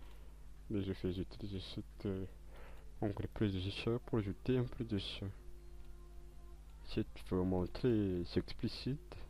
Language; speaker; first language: French; non-native, local second language; Malagasy